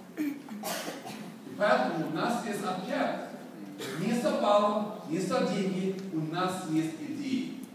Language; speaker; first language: Russian; non-native, learner; Swedish